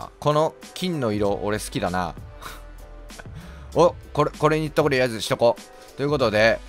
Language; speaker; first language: Japanese; native; Japanese